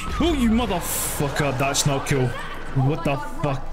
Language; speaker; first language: English; native; English